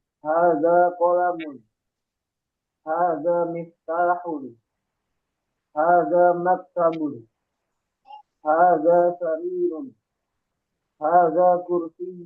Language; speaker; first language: Arabic; non-native, learner; Indonesian